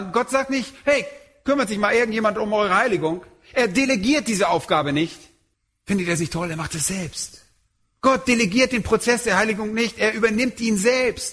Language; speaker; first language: German; native; German